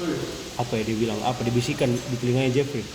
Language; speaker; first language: Indonesian; native; Indonesian